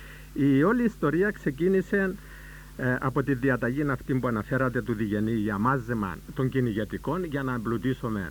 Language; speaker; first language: Greek; native; Greek